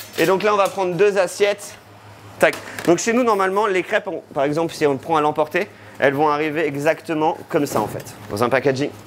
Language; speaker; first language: French; native; French